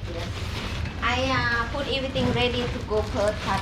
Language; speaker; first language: English; non-native, learner; Thai